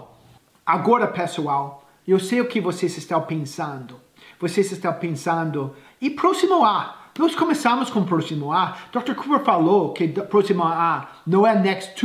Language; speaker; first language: Portuguese; non-native, fluent; English